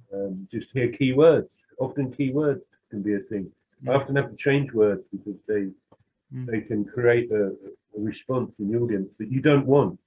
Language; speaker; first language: English; native; English